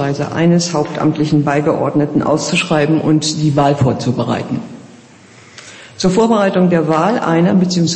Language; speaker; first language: German; native; German